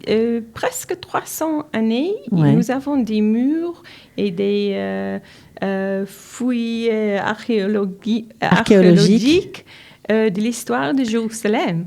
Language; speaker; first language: French; non-native, learner; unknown